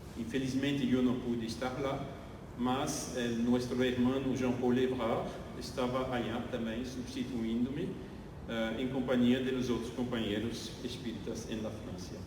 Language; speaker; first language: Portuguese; non-native, learner; French